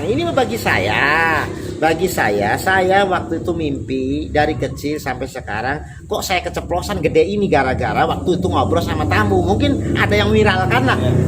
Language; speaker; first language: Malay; non-native, local second language; Javanese